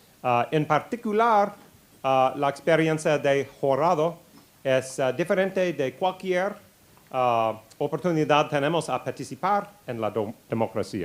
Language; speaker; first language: Spanish; non-native, learner; English